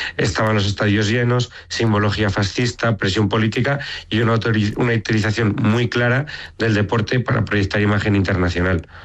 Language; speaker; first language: Spanish; native; Spanish